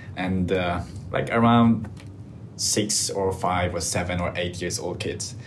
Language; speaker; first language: English; non-native, fluent; Persian